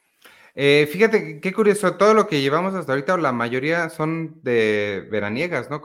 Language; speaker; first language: Spanish; native; Spanish